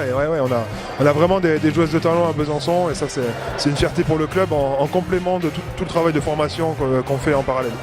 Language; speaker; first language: French; native; French